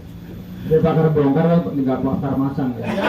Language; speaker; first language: Indonesian; native; Indonesian